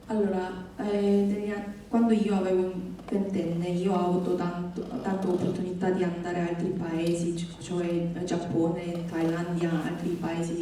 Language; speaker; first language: Italian; non-native, fluent; Korean